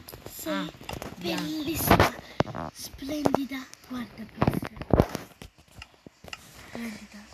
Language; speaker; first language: Italian; early bilingual, other home language; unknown